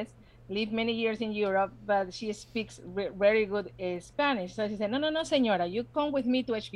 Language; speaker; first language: English; non-native, fluent; Spanish